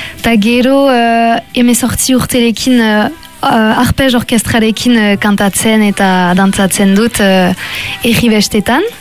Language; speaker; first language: Basque; non-native, local second language; French